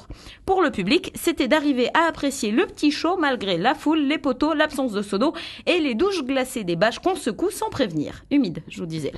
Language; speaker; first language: French; native; French